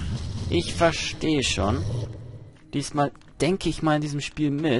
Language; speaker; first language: German; native; German